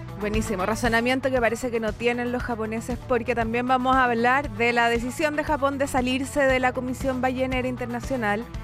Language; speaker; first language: Spanish; native; Spanish